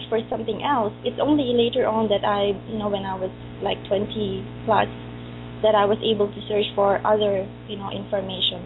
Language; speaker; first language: English; non-native, local second language; Filipino